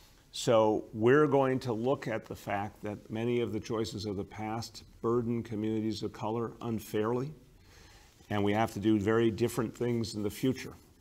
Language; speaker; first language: English; native; English